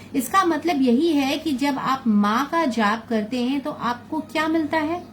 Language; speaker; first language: Hindi; non-native, local second language; Bangla